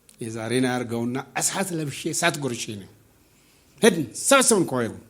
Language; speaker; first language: Amharic; non-native, local second language; Oromo